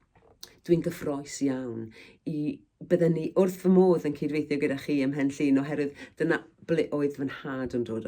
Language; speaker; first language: Welsh; native; Welsh